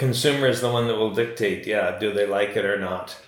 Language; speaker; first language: English; native; English